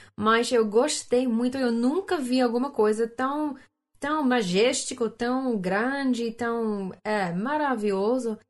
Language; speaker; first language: Portuguese; non-native, learner; English